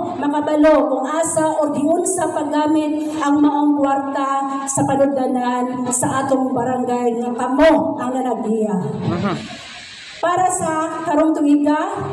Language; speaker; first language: Cebuano; native; Cebuano